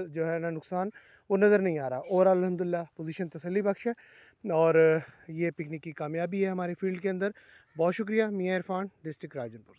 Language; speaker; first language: Urdu; non-native, local second language; Saraiki